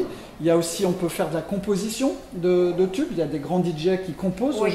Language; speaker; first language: French; native; French